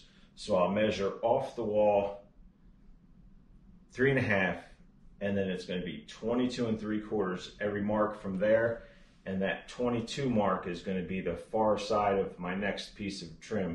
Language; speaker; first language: English; native; English